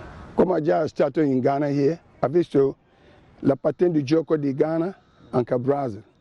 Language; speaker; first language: Italian; non-native, learner; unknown